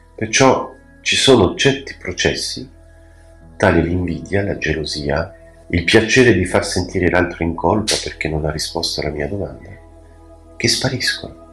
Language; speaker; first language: Italian; non-native, fluent; French